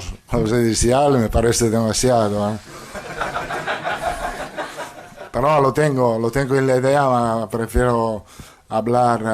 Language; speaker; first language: Spanish; non-native, fluent; Italian